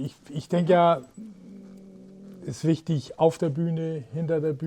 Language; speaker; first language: German; native; German